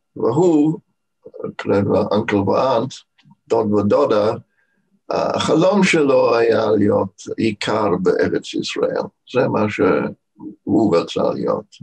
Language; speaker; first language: Hebrew; non-native, fluent; English